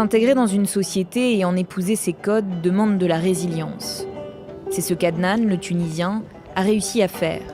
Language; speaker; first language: French; native; French